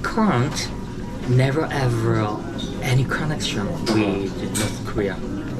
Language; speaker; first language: English; non-native, learner; Korean